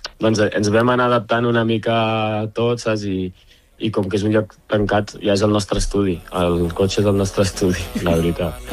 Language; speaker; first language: Catalan; early bilingual, other home language; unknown